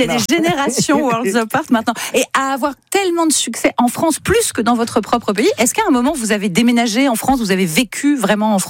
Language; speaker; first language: French; native; French